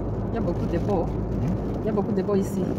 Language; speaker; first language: French; non-native, learner; Kinyarwanda